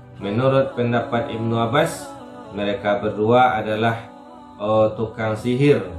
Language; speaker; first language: Malay; non-native, local second language; Minangkabau